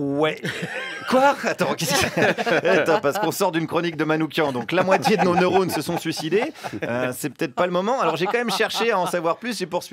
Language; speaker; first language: French; native; French